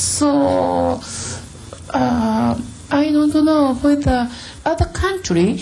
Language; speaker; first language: English; non-native, learner; Japanese